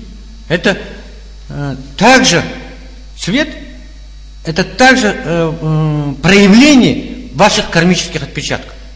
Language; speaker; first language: Russian; native; Russian